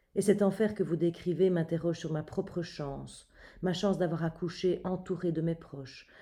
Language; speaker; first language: French; native; French